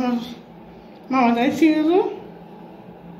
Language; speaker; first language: German; early bilingual, other home language; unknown